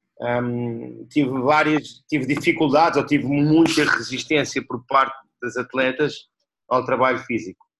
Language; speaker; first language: Portuguese; native; Portuguese